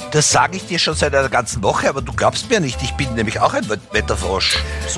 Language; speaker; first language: German; native; German